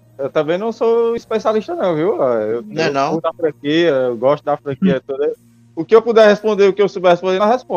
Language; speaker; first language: Portuguese; native; Portuguese